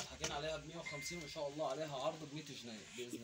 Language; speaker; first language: Arabic; native; Arabic